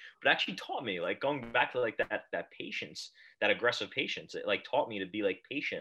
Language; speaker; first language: English; native; English